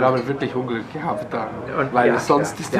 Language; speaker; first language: German; non-native, fluent; Italian